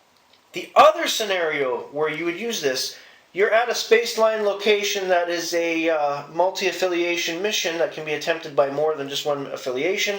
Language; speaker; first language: English; native; English